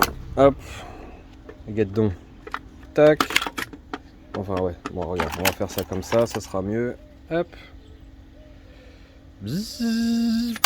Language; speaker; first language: French; native; French